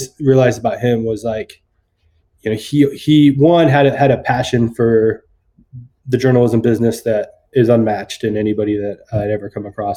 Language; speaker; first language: English; native; English